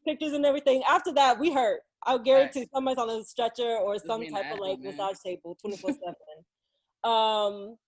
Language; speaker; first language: English; native; English